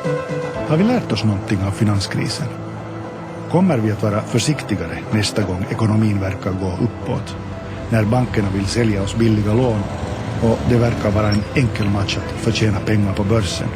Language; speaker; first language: Swedish; native; Swedish